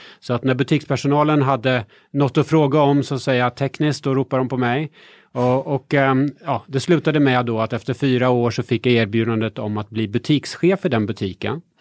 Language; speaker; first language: Swedish; native; Swedish